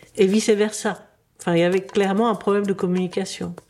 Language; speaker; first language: French; early bilingual, other home language; Czech